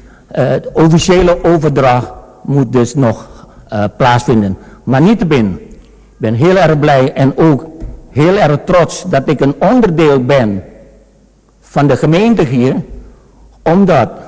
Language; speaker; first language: Dutch; non-native, fluent; Indonesian